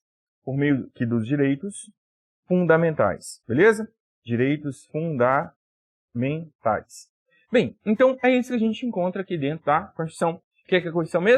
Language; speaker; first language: Portuguese; native; Portuguese